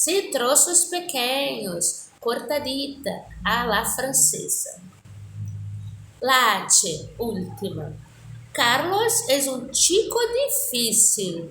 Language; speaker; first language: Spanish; non-native, fluent; Portuguese